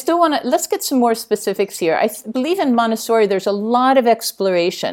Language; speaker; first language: English; native; English